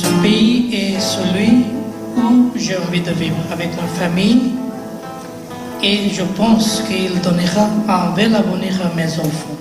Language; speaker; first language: French; non-native, learner; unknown